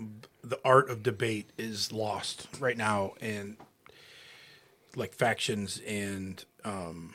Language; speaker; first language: English; native; English